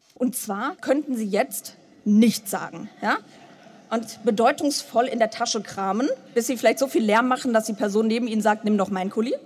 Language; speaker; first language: German; native; German